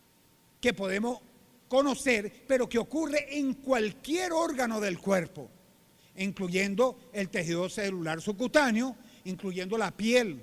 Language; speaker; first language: Spanish; native; Spanish